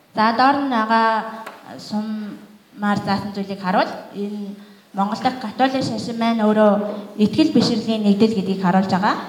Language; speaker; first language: Mongolian; native; Mongolian